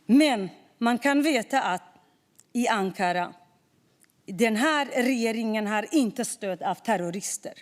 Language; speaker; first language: Swedish; non-native, fluent; Kurdish